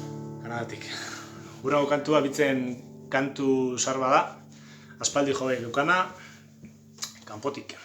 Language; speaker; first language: Basque; native; Basque